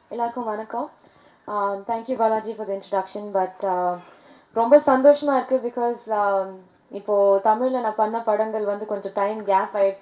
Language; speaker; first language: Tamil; early bilingual, heritage; English